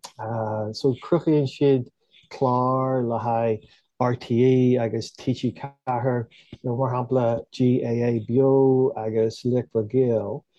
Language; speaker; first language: Irish; non-native, local second language; English